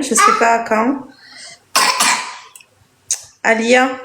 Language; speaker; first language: French; native; French